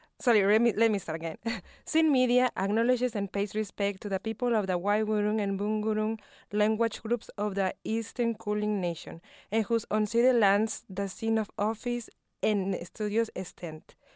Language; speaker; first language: English; non-native, fluent; Spanish